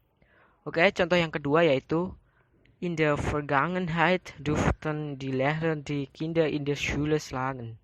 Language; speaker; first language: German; non-native, learner; Indonesian